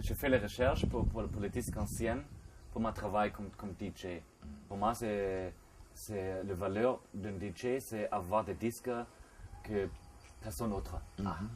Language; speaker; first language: French; non-native, learner; German